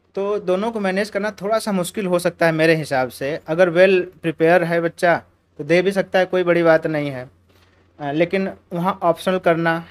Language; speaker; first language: Hindi; native; Hindi